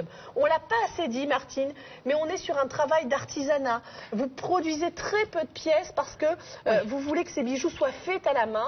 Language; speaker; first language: French; native; French